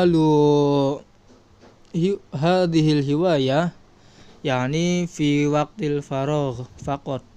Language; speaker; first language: Arabic; non-native, learner; Indonesian